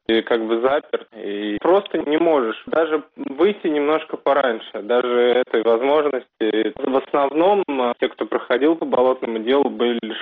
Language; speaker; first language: Russian; native; Russian